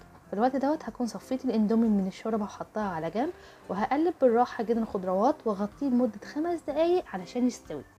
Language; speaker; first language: Arabic; native; Arabic